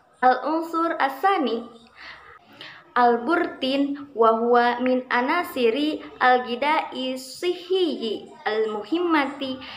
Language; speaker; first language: Arabic; non-native, learner; Indonesian